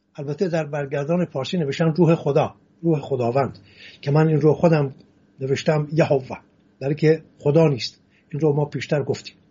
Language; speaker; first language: Persian; non-native, local second language; Assyrian Neo-Aramaic